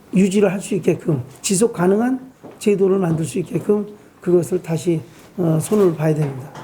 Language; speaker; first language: Korean; native; Korean